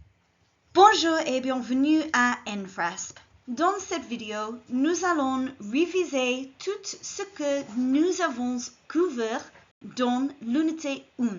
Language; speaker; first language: French; non-native, fluent; English